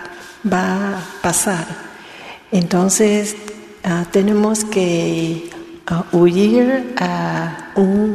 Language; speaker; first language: Spanish; non-native, learner; Vietnamese